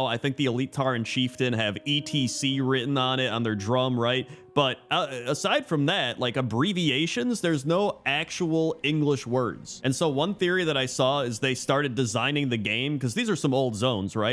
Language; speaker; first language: English; native; English